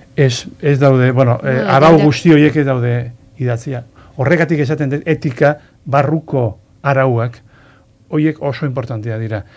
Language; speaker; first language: Basque; non-native, local second language; Spanish